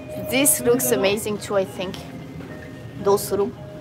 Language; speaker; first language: English; non-native, fluent; French